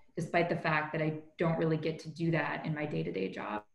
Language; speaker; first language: English; native; English